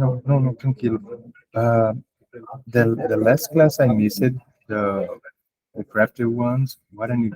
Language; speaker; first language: English; non-native, learner; Spanish